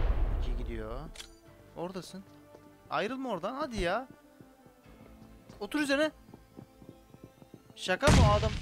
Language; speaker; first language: Turkish; native; Turkish